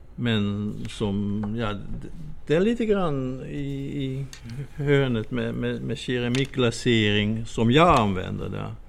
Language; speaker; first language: Swedish; non-native, fluent; Dutch